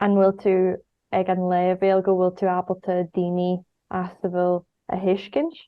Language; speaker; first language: Irish; non-native, local second language; English